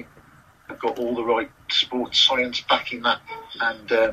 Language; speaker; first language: English; native; English